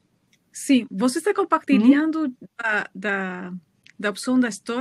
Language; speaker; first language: Portuguese; non-native, learner; Spanish